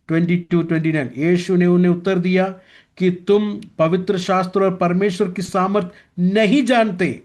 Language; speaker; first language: Hindi; non-native, local second language; Malayalam